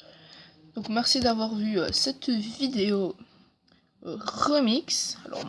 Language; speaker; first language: French; native; French